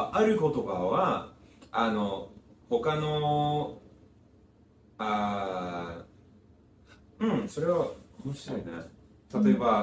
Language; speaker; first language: Japanese; non-native, learner; English